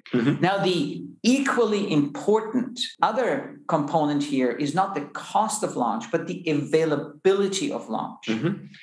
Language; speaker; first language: English; non-native, fluent; German